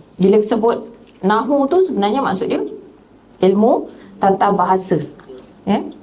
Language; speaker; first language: Malay; native; Malay